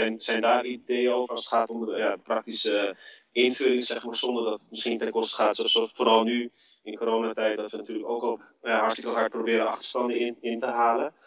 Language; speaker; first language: Dutch; early bilingual, other home language; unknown